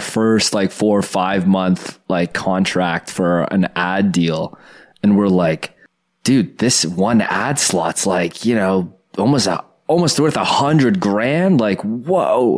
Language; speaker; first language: English; native; English